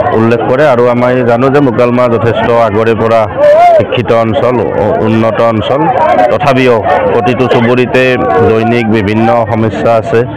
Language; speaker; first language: Assamese; native; Assamese